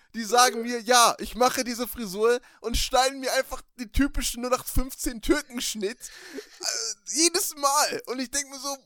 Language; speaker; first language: German; early bilingual, other home language; Turkish